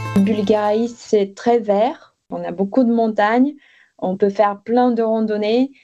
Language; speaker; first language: French; non-native, fluent; Bulgarian